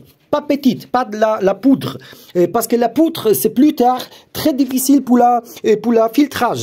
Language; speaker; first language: French; non-native, learner; Polish